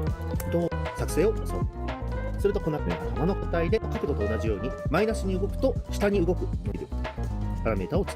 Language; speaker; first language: Japanese; native; Japanese